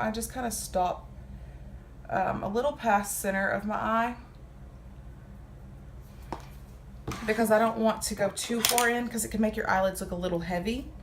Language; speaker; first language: English; native; English